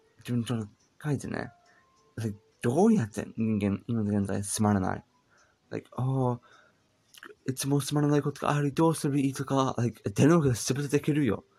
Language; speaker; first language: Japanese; non-native, learner; English